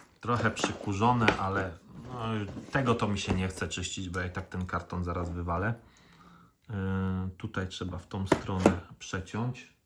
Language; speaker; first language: Polish; native; Polish